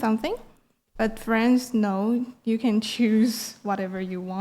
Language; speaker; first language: English; non-native, learner; Chinese